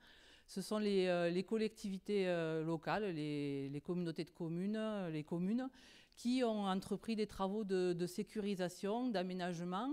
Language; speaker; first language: French; native; French